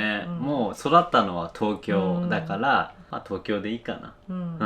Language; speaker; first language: Japanese; native; Japanese